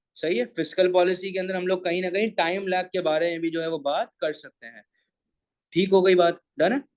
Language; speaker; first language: Urdu; native; Urdu